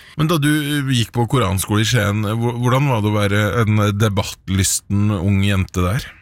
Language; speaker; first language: Norwegian; native; Norwegian